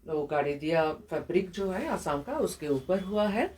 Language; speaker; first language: Hindi; non-native, local second language; Bangla